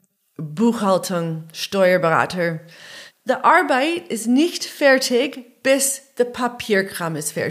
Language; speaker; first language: German; non-native, learner; English